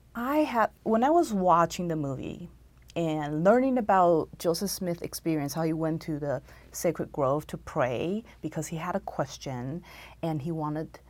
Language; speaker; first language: English; non-native, fluent; Chinese